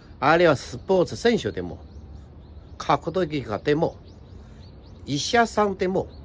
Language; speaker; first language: Japanese; non-native, fluent; Chinese